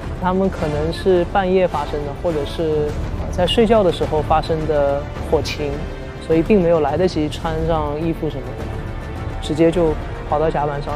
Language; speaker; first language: Chinese; native; Chinese